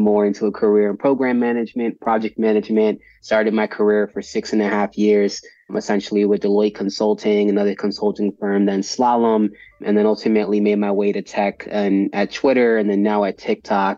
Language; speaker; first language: English; native; English